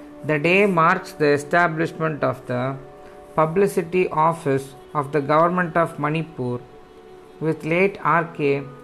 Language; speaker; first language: English; non-native, local second language; Tamil